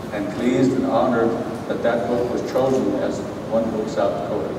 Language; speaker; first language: English; native; English